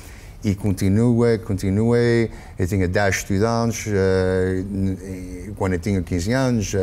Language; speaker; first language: Portuguese; early bilingual, heritage; English